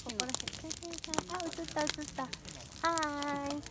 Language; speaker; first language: Japanese; native; Japanese